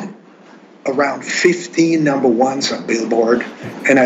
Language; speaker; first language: English; non-native, fluent; Swedish